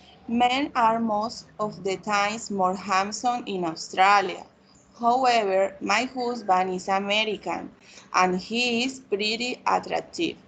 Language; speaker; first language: English; non-native, learner; Spanish